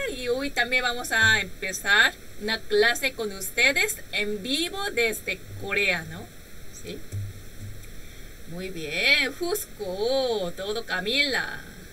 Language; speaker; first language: Spanish; non-native, learner; Korean